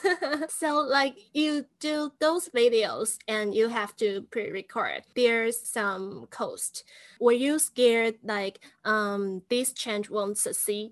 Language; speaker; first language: English; non-native, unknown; Chinese